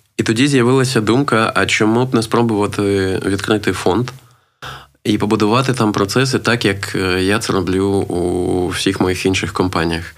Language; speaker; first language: Ukrainian; non-native, local second language; Russian